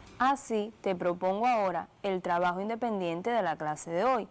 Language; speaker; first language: Spanish; native; Spanish